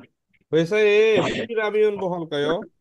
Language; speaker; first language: Korean; non-native, fluent; Bangla